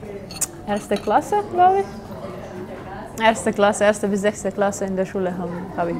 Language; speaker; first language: German; non-native, fluent; Slovenian